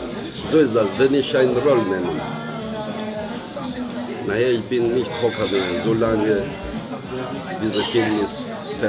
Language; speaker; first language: German; non-native, learner; Albanian